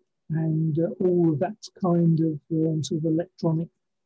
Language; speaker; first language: English; native; English